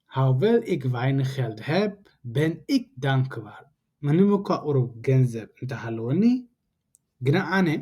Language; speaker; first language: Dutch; non-native, fluent; Tigrinya